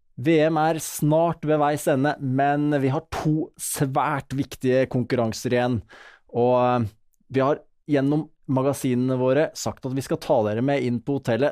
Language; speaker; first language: Norwegian; native; Norwegian